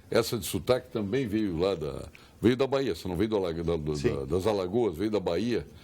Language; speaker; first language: Portuguese; native; Portuguese